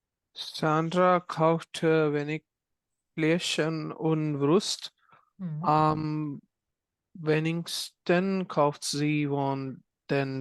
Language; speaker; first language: German; non-native, learner; Malayalam